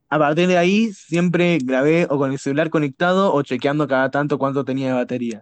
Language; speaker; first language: Spanish; native; Spanish